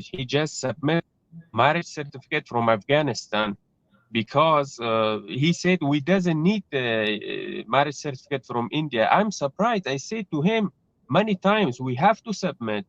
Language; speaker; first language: English; non-native, learner; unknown